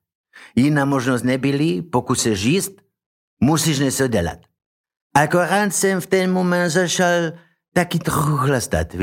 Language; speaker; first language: Czech; non-native, learner; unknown